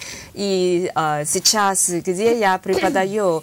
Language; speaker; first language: Russian; non-native, learner; Chinese